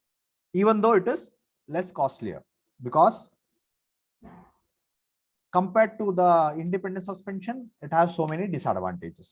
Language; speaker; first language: English; non-native, local second language; Marathi